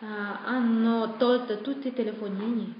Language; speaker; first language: Italian; non-native, fluent; Russian